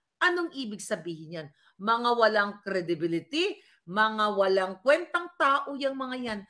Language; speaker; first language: Filipino; non-native, local second language; Cebuano